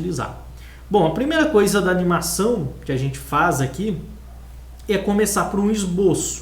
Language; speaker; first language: Portuguese; native; Portuguese